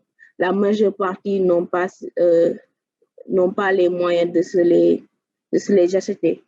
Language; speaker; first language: French; non-native, local second language; Wolof